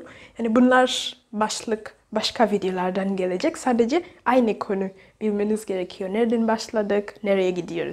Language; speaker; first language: Turkish; non-native, fluent; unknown